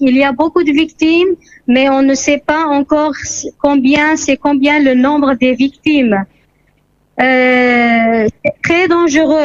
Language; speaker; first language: French; non-native, fluent; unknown